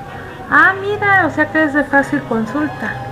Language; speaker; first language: Spanish; native; Spanish